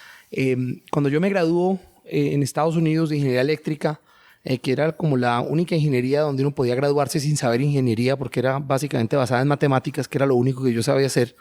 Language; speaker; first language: Spanish; native; Spanish